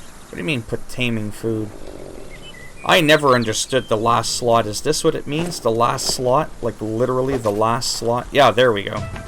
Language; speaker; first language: English; native; English